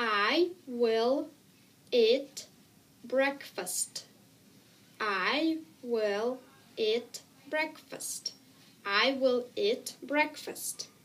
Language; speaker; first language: English; non-native, fluent; Russian